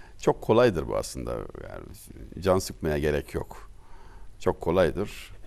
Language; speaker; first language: Turkish; native; Turkish